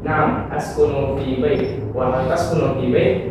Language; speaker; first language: Arabic; non-native, fluent; Indonesian